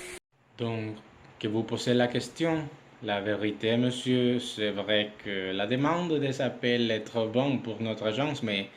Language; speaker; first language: French; non-native, learner; Spanish